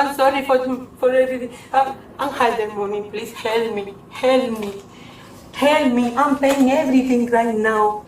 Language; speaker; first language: English; non-native, learner; Spanish